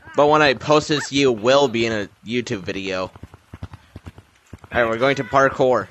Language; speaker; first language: English; native; English